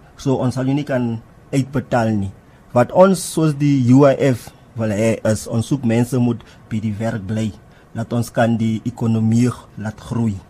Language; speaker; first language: Afrikaans; non-native, local second language; Tswana